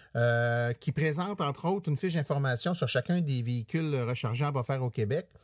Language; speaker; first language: French; native; French